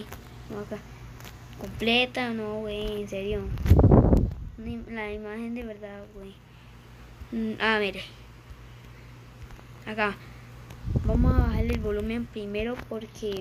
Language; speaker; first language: Spanish; native; Spanish